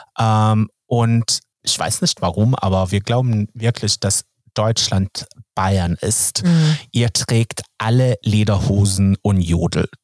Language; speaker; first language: German; non-native, fluent; Swedish